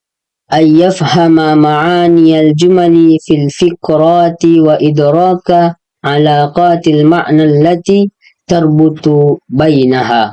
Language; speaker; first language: Arabic; non-native, learner; Indonesian